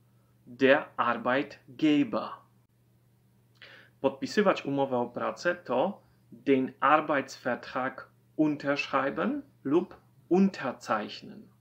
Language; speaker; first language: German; non-native, fluent; Polish